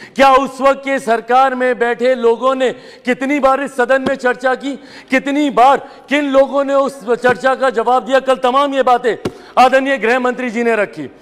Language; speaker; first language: Hindi; native; Hindi